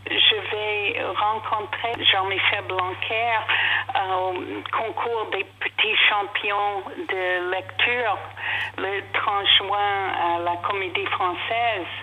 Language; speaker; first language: French; non-native, fluent; English